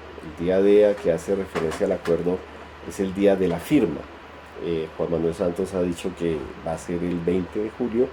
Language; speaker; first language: Spanish; native; Spanish